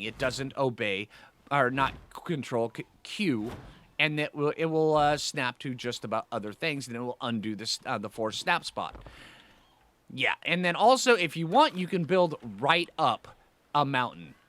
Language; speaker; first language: English; native; English